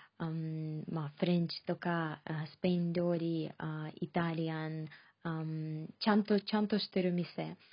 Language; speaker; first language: Japanese; non-native, fluent; Chinese